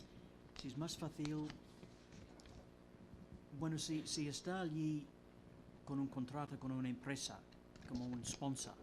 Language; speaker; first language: Spanish; non-native, fluent; English